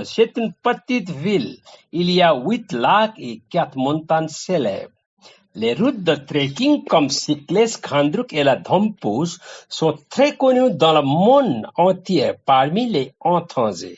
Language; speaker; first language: French; non-native, learner; Nepali